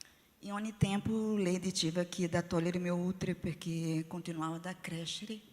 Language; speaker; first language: Italian; non-native, learner; Portuguese